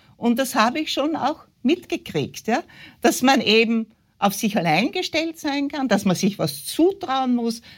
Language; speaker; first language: German; native; German